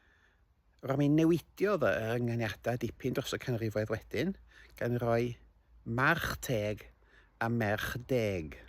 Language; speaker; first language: Welsh; native; Welsh